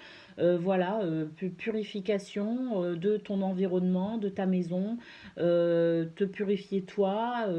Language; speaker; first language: French; native; French